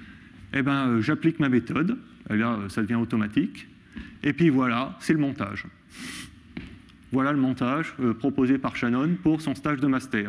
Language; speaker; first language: French; native; French